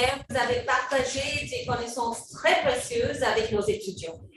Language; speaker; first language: French; non-native, learner; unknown